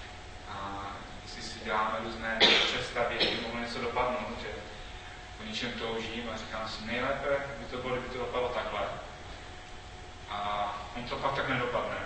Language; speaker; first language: Czech; non-native, fluent; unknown